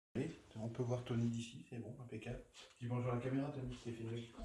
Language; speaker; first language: French; native; French